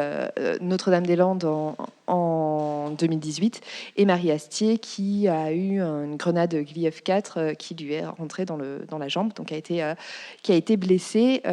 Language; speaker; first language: French; native; French